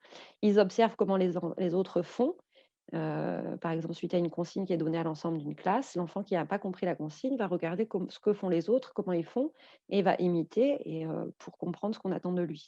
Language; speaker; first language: French; native; French